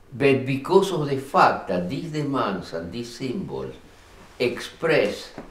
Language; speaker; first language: English; non-native, fluent; Spanish